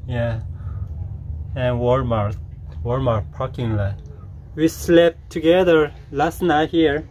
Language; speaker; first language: English; non-native, learner; Korean